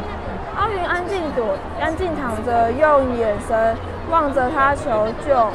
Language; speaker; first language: Chinese; native; Chinese